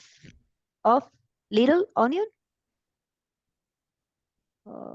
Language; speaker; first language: English; non-native, learner; Spanish